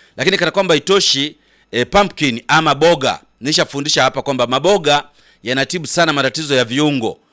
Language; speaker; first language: Swahili; native; Swahili